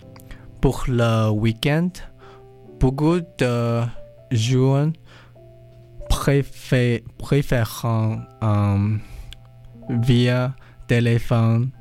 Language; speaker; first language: French; non-native, learner; English